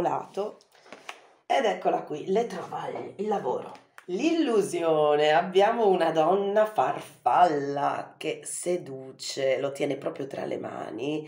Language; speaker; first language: Italian; native; Italian